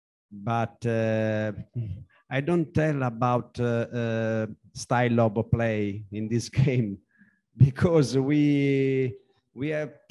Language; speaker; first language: English; non-native, learner; Italian